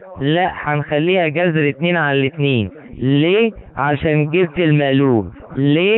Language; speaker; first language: Arabic; native; Arabic